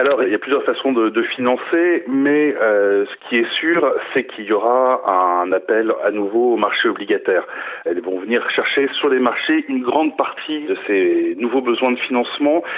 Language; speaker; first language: French; native; French